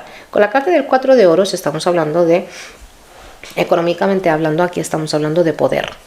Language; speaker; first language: Spanish; native; Spanish